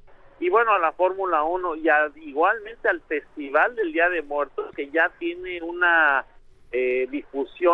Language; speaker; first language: Spanish; native; Spanish